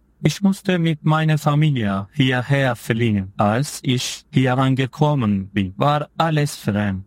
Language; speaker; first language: German; non-native, fluent; Turkish